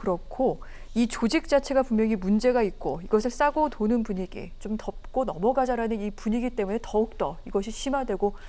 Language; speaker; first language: Korean; native; Korean